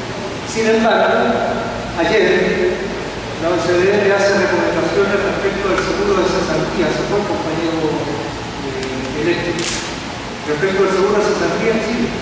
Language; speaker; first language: Spanish; native; Spanish